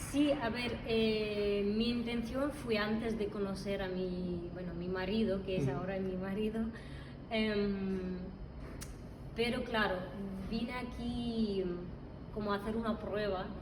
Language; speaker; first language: Spanish; non-native, fluent; Russian